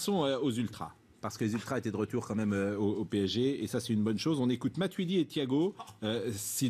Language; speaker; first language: French; native; French